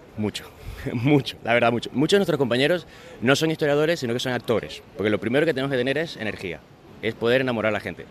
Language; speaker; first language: Spanish; native; Spanish